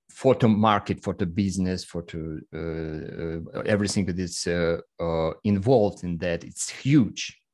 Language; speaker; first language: English; non-native, learner; Russian